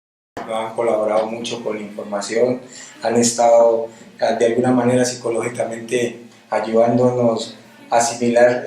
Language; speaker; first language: Spanish; native; Spanish